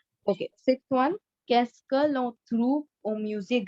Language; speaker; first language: French; non-native, learner; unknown